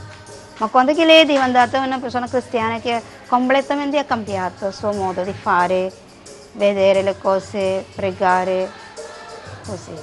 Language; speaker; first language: Italian; non-native, learner; Malayalam